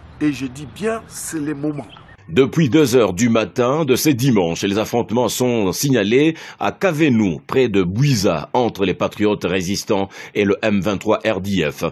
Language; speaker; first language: French; non-native, local second language; Swahili